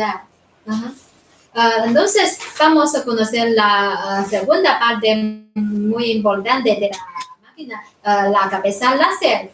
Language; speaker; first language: Spanish; non-native, fluent; Chinese